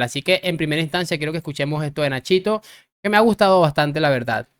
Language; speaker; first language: Spanish; native; Spanish